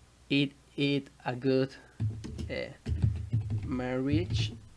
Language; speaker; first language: English; non-native, learner; Spanish